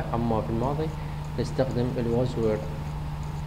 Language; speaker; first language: Arabic; native; Arabic